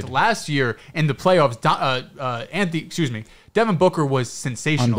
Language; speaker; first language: English; native; English